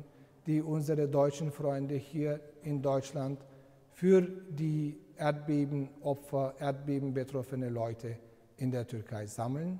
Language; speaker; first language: German; non-native, fluent; Turkish